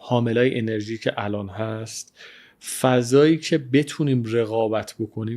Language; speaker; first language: Persian; native; Persian